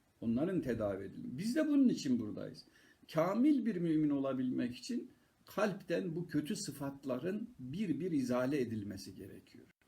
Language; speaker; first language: Turkish; native; Turkish